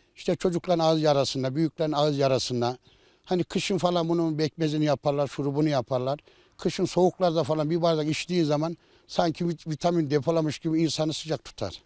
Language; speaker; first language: Turkish; native; Turkish